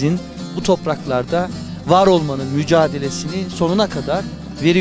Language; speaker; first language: Turkish; native; Turkish